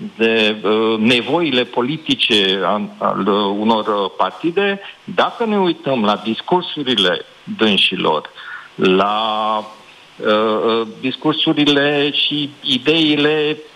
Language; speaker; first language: Romanian; native; Romanian